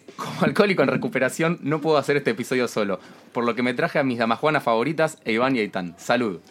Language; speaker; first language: Spanish; native; Spanish